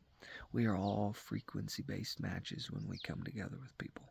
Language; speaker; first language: English; native; English